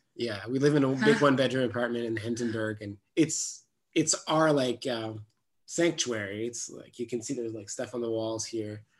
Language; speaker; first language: English; non-native, fluent; French